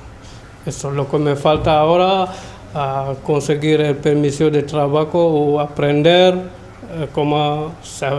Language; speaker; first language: Spanish; non-native, learner; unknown